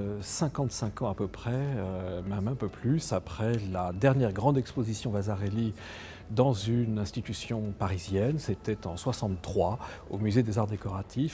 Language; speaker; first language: French; native; French